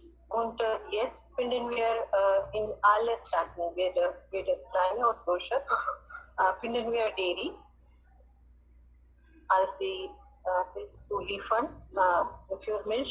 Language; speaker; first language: German; non-native, learner; Hindi